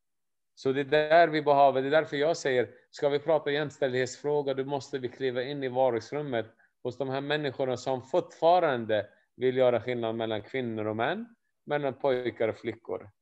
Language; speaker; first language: Swedish; non-native, fluent; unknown